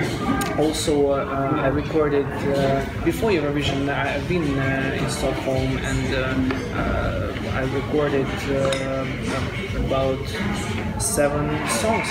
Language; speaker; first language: English; non-native, fluent; Russian